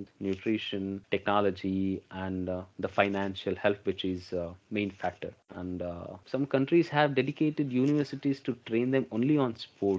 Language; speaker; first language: English; non-native, local second language; Kannada